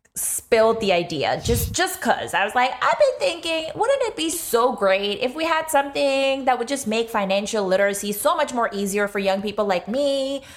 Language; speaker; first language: English; non-native, local second language; Urdu